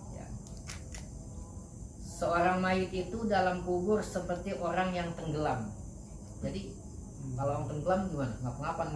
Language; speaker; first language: Indonesian; native; Indonesian